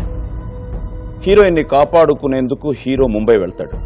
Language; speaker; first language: Telugu; native; Telugu